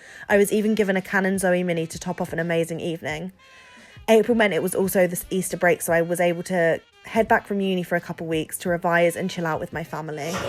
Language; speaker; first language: English; native; English